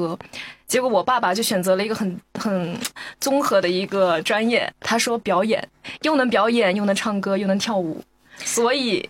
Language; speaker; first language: Russian; non-native, fluent; Chinese